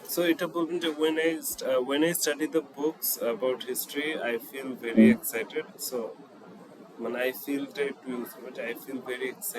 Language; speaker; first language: English; non-native, fluent; Bangla